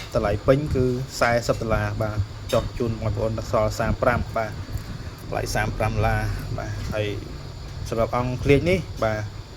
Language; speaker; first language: Khmer; native; Khmer